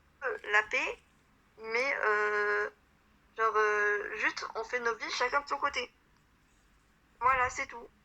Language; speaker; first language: French; native; French